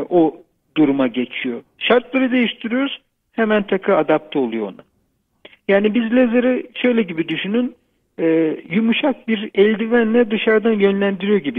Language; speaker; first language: Turkish; native; Turkish